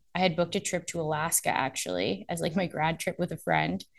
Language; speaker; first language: English; native; English